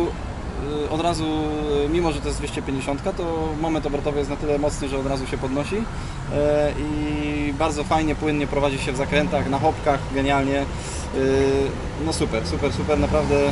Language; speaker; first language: Polish; native; Polish